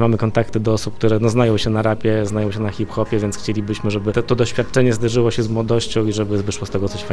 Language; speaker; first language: Polish; native; Polish